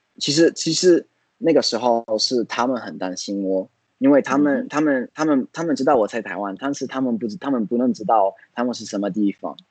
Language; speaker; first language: Chinese; non-native, fluent; Italian